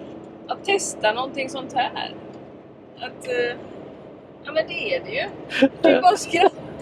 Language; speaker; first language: Swedish; native; Swedish